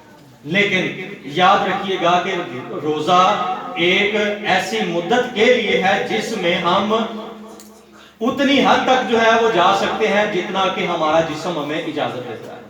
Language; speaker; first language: Urdu; native; Urdu